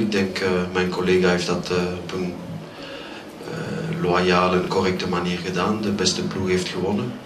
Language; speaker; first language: Dutch; non-native, local second language; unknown